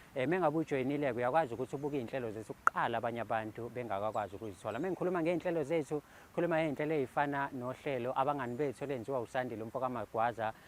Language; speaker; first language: Zulu; native; Zulu